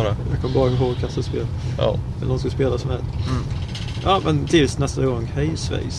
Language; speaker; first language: Swedish; native; Swedish